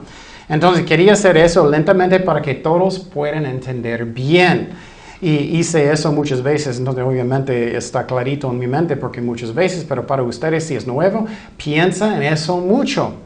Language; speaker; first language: Spanish; non-native, fluent; English